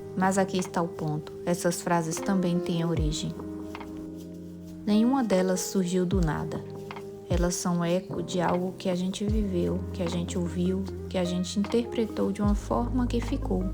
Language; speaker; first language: Portuguese; native; Portuguese